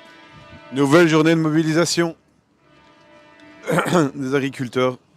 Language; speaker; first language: French; native; French